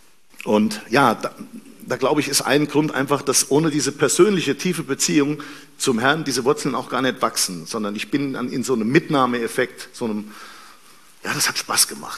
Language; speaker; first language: German; native; German